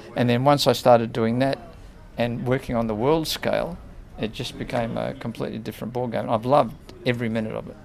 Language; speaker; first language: English; native; English